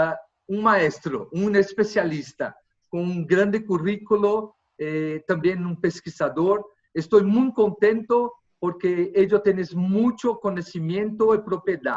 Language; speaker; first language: Spanish; non-native, fluent; Portuguese